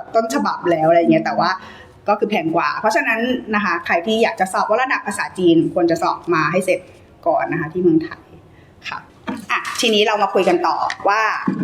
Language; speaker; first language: Thai; native; Thai